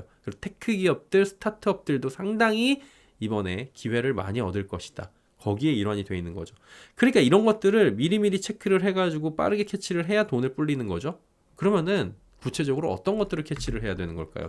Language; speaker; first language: Korean; native; Korean